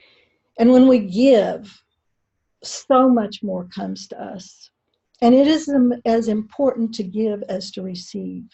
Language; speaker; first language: English; native; English